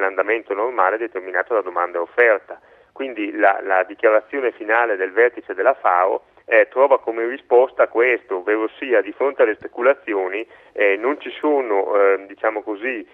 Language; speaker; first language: Italian; native; Italian